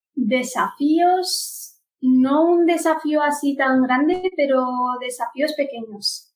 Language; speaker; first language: Spanish; non-native, fluent; Punjabi